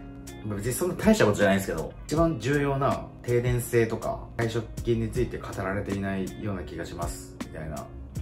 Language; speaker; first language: Japanese; native; Japanese